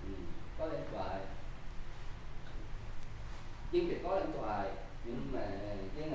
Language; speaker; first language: Vietnamese; non-native, learner; Korean